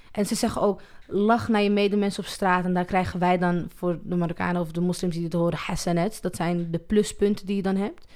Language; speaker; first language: Dutch; early bilingual, other home language; Arabic